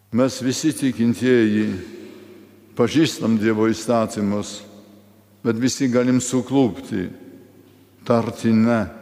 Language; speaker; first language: Lithuanian; early bilingual, heritage; Lithuanian